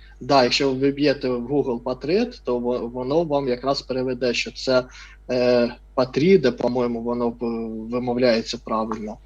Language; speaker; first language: Ukrainian; non-native, fluent; Russian